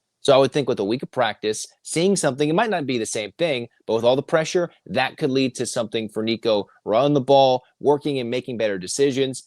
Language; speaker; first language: English; native; English